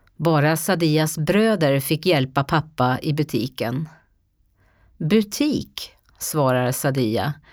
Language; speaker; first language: Swedish; native; Swedish